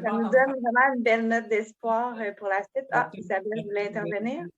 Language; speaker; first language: French; native; French